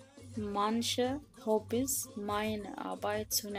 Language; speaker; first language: German; non-native, fluent; Arabic